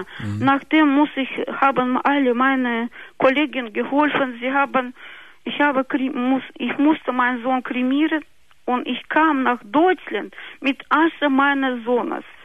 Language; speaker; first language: German; non-native, local second language; Russian